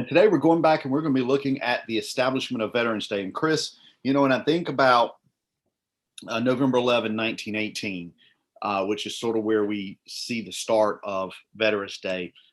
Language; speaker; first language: English; native; English